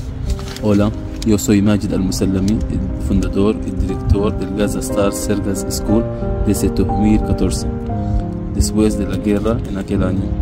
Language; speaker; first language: Spanish; non-native, fluent; Arabic